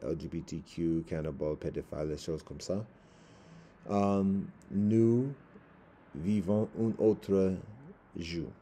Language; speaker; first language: French; non-native, learner; English